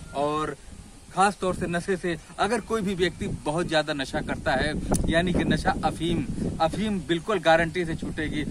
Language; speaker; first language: Hindi; native; Hindi